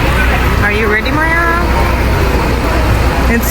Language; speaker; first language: English; non-native, local second language; Filipino